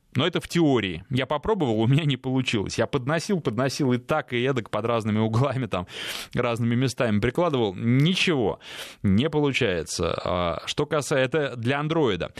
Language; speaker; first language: Russian; native; Russian